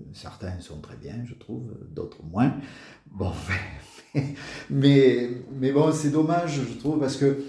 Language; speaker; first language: French; native; French